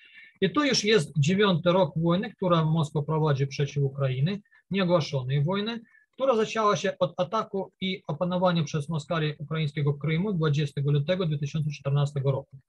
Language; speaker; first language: Polish; non-native, learner; Ukrainian